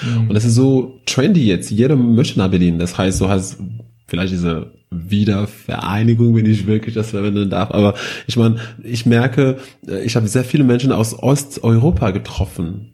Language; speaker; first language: German; non-native, fluent; French